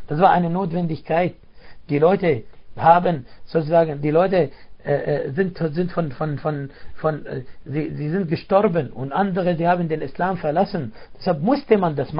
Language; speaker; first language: German; non-native, fluent; Arabic